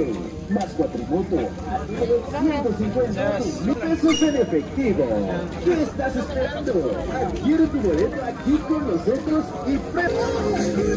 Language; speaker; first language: Spanish; native; Spanish